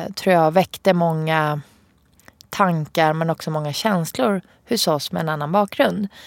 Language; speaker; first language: Swedish; early bilingual, other home language; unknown